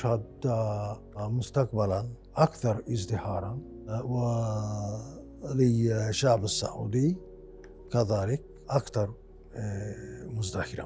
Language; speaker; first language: Arabic; non-native, fluent; Japanese